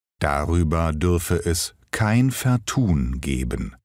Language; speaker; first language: German; native; German